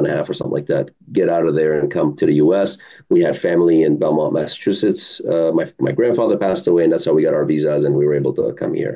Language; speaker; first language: English; early bilingual, other home language; Arabic